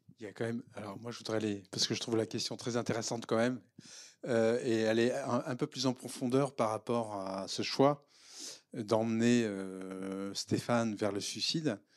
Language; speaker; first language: French; native; French